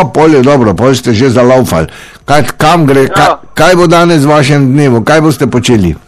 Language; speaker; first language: Slovenian; native; Slovenian